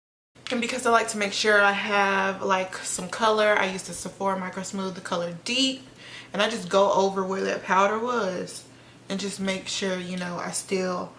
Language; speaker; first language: English; native; English